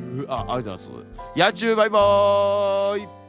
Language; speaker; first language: Japanese; native; Japanese